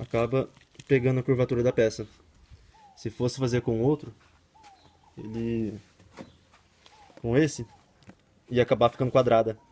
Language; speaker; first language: Portuguese; native; Portuguese